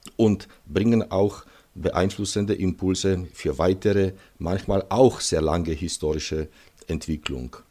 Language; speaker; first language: German; non-native, fluent; Czech